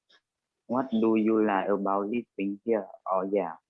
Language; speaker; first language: English; non-native, learner; Vietnamese